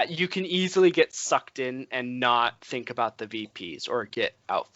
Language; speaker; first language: English; native; English